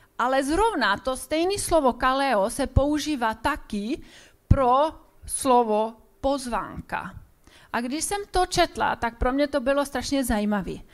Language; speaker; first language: Czech; non-native, fluent; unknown